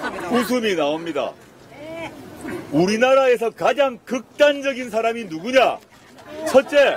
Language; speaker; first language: Korean; native; Korean